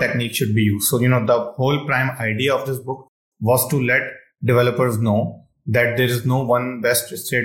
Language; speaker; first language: English; non-native, local second language; Urdu